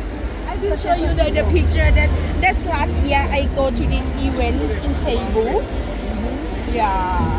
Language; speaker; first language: English; non-native, learner; Thai